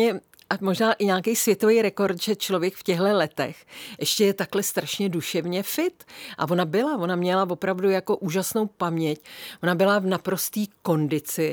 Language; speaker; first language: Czech; native; Czech